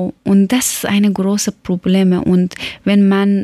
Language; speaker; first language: German; non-native, learner; Persian